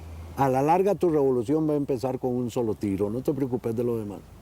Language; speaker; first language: Spanish; native; Spanish